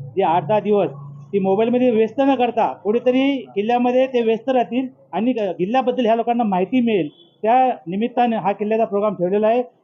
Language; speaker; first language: Marathi; native; Marathi